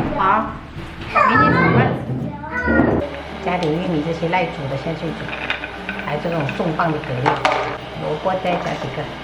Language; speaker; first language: Chinese; native; Chinese